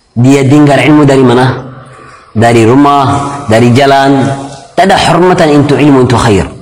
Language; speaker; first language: Malay; non-native, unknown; Arabic